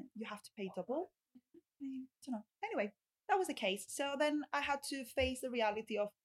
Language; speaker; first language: English; non-native, fluent; Greek